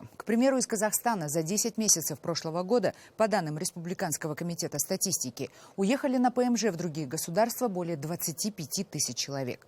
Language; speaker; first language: Russian; native; Russian